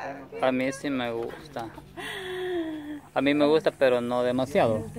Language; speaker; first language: Spanish; native; Spanish